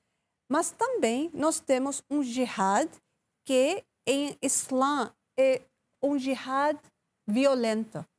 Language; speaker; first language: Portuguese; non-native, learner; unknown